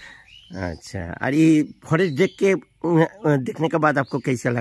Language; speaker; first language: Hindi; non-native, local second language; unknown